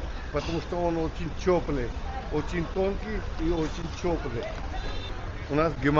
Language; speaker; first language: Russian; non-native, learner; Hindi